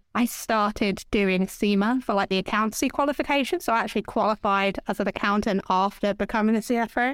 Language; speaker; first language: English; native; English